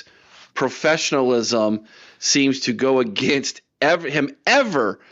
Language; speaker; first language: English; native; English